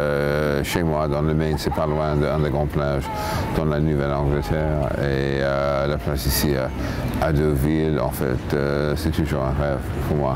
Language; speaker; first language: French; non-native, fluent; English